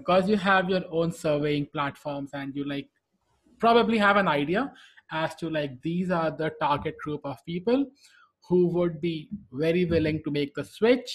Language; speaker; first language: English; non-native, local second language; Hindi